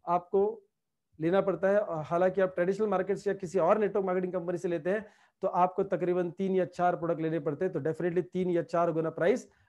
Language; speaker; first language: Hindi; non-native, local second language; Marathi